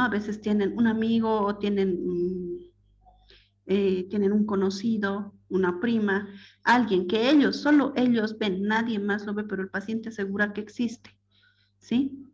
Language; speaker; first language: Spanish; native; Spanish